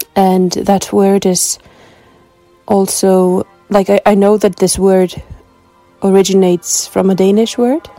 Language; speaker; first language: English; non-native, fluent; Icelandic